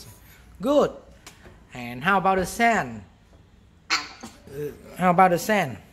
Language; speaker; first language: English; non-native, learner; Vietnamese